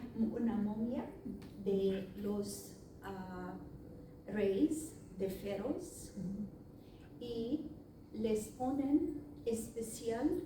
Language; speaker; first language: Spanish; non-native, learner; Arabic